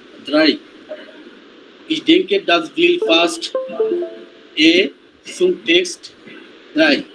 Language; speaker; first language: German; non-native, learner; Bangla